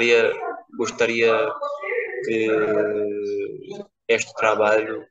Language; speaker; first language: Portuguese; non-native, fluent; Georgian